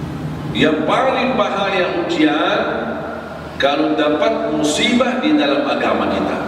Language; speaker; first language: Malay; non-native, fluent; Arabic